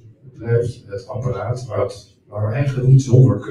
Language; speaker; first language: Dutch; native; Dutch